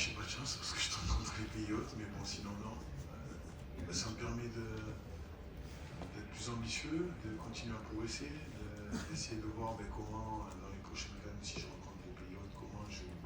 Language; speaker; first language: French; native; French